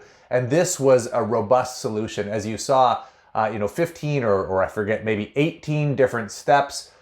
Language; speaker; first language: English; native; English